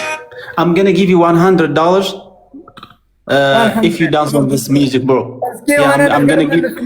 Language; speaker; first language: English; non-native, fluent; Amharic